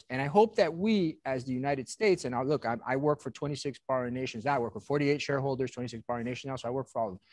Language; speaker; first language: English; native; English